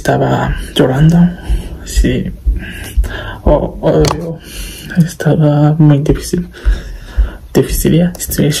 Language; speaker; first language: Spanish; non-native, learner; Japanese